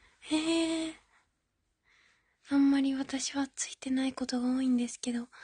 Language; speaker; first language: Japanese; native; Japanese